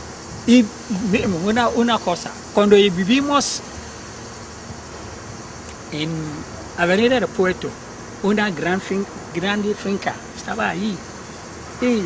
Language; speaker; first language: Spanish; non-native, learner; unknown